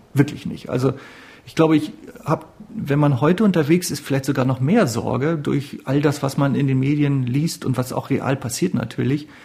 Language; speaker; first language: German; native; German